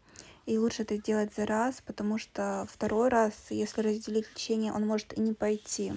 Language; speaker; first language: Russian; native; Russian